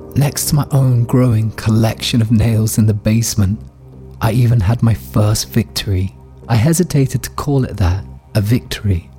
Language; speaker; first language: English; native; English